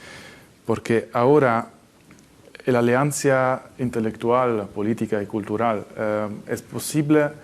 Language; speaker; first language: Spanish; non-native, fluent; Italian